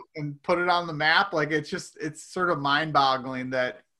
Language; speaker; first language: English; native; English